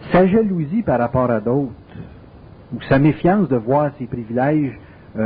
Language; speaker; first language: French; native; French